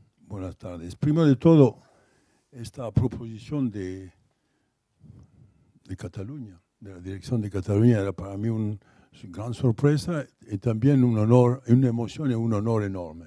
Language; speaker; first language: Spanish; non-native, fluent; Greek